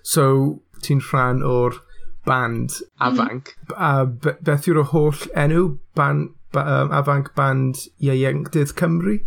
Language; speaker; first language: Welsh; non-native, local second language; English